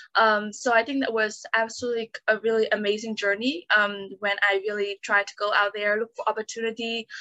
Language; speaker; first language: English; non-native, fluent; Vietnamese